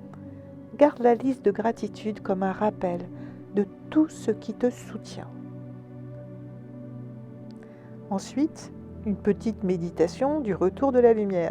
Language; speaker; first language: French; native; French